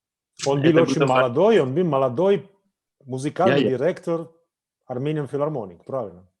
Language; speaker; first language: Russian; non-native, fluent; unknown